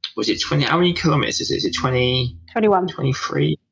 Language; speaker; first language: English; native; English